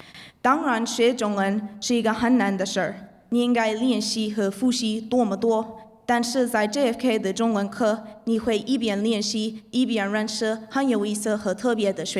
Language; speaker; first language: Chinese; non-native, learner; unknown